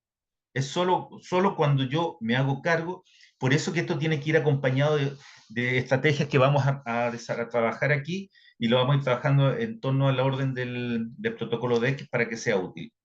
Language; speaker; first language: Spanish; native; Spanish